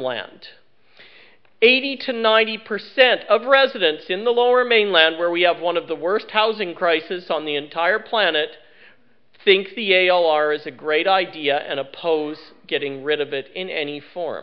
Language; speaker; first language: English; native; English